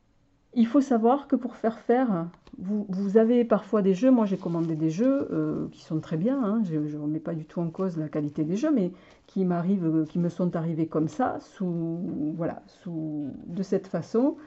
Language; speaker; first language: French; native; French